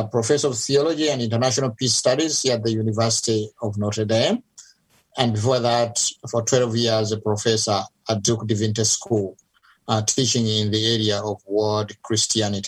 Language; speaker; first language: English; non-native, local second language; Ganda